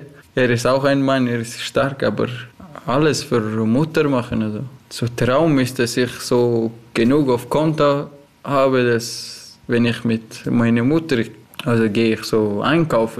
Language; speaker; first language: German; non-native, learner; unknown